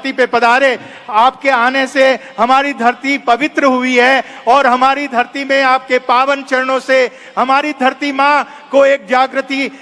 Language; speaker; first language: Hindi; non-native, local second language; Gujarati